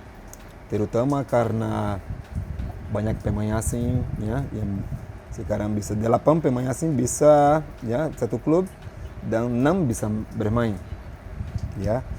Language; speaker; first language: Indonesian; non-native, fluent; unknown